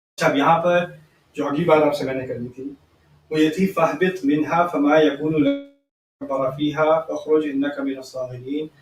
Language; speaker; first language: Urdu; early bilingual, heritage; Urdu